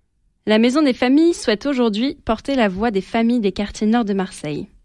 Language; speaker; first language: French; native; French